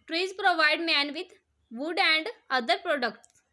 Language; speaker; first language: English; non-native, local second language; Punjabi